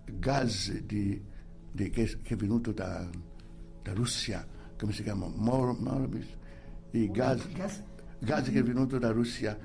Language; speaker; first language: Italian; non-native, learner; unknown